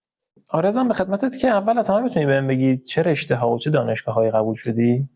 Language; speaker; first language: Persian; native; Persian